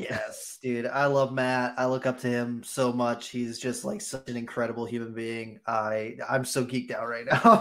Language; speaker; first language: English; native; English